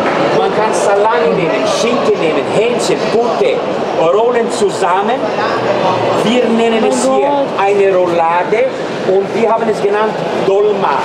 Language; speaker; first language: German; non-native, fluent; Turkish